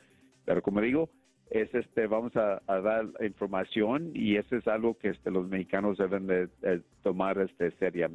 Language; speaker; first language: Spanish; early bilingual, heritage; Spanish